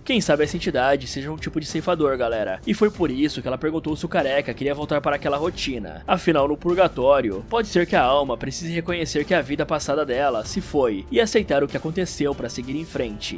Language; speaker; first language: Portuguese; native; Portuguese